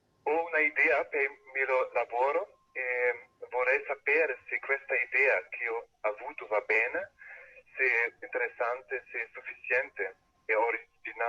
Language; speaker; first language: Italian; non-native, learner; German